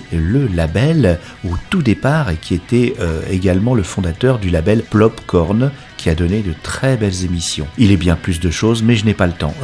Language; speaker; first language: French; native; French